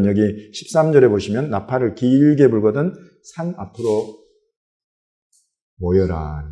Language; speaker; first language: Korean; native; Korean